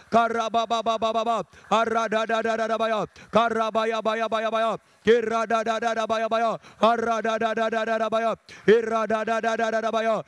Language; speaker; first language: French; non-native, local second language; Lingala